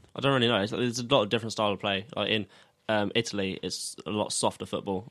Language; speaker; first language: English; native; English